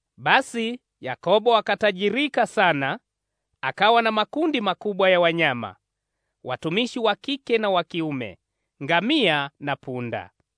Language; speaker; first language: Swahili; native; Swahili